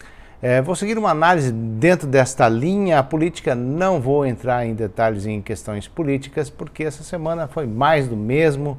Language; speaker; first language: Portuguese; native; Portuguese